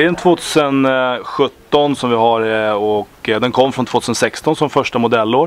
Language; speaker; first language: Swedish; native; Swedish